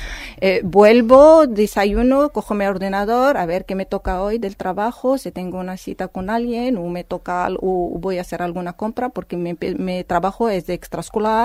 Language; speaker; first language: Spanish; non-native, fluent; Arabic